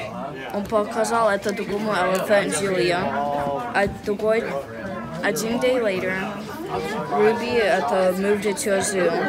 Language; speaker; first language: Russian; early bilingual, heritage; Russian